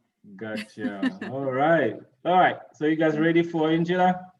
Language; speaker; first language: English; native; English